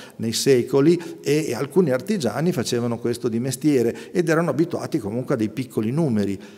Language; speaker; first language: Italian; native; Italian